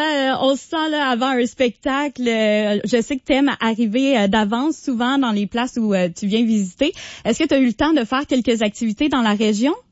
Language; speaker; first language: French; native; French